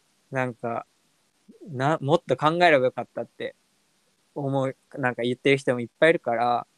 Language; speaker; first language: Japanese; native; Japanese